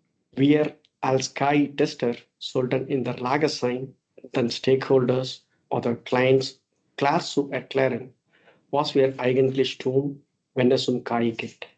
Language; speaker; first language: German; non-native, fluent; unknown